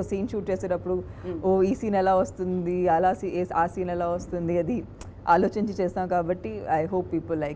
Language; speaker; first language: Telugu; non-native, fluent; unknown